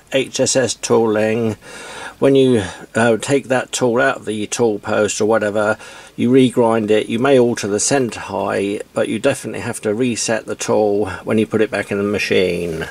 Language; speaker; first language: English; native; English